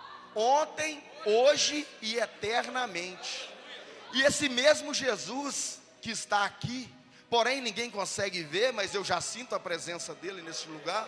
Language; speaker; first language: Portuguese; native; Portuguese